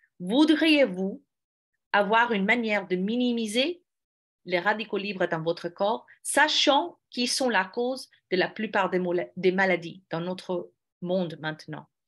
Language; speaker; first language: French; non-native, fluent; English